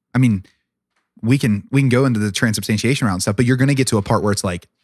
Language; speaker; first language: English; native; English